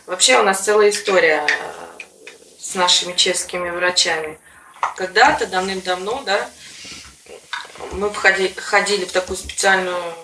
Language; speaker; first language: Russian; native; Russian